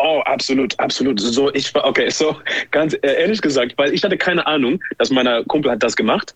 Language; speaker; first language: German; non-native, learner; English